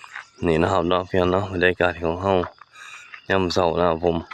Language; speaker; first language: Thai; non-native, local second language; Northeastern Thai